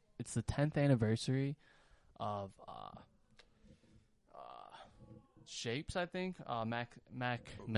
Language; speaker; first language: English; native; English